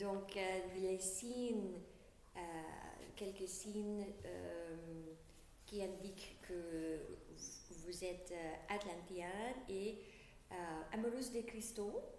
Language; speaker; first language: French; non-native, learner; English